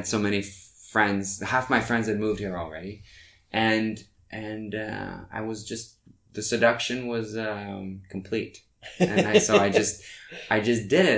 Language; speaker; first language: English; non-native, fluent; Norwegian